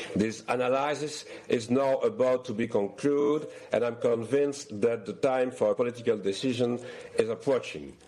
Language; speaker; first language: English; non-native, fluent; French